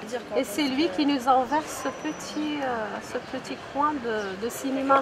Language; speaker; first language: French; non-native, local second language; Arabic